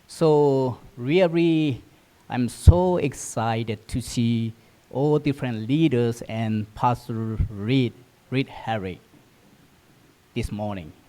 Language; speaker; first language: English; non-native, learner; Burmese